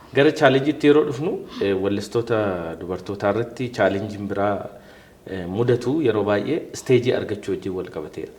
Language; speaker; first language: Oromo; native; Oromo